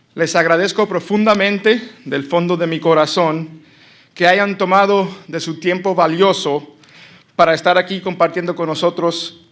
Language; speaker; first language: Spanish; early bilingual, heritage; Spanish